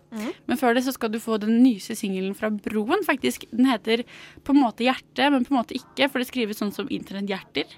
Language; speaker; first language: Norwegian; native; Norwegian